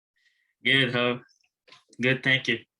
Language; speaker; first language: English; non-native, learner; Japanese